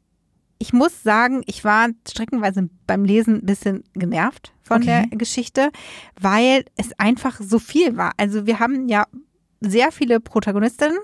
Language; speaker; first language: German; native; German